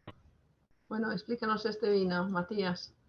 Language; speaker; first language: Spanish; non-native, fluent; English